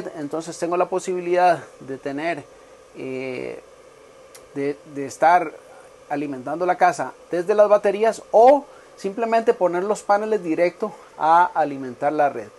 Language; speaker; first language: Spanish; native; Spanish